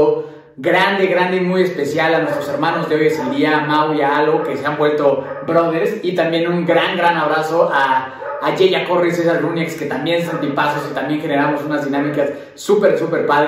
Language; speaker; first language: Spanish; native; Spanish